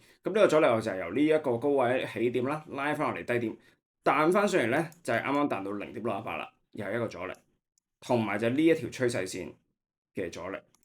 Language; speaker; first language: Cantonese; native; Cantonese